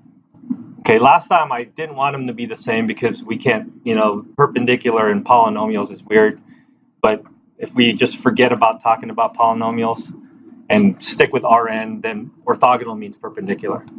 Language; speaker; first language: English; native; English